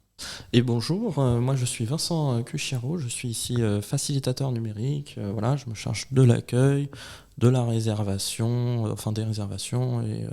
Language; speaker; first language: French; native; French